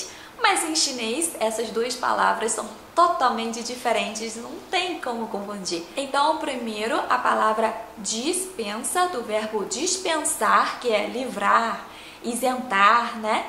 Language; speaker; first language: Portuguese; non-native, fluent; Chinese